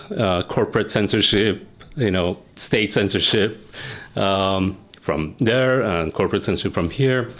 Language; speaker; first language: English; non-native, fluent; Persian